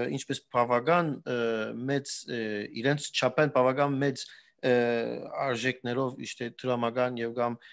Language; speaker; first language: Armenian; early bilingual, heritage; Armenian